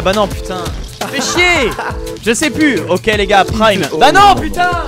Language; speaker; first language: French; native; French